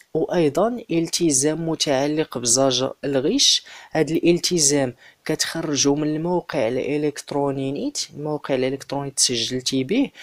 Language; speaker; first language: Arabic; native; Arabic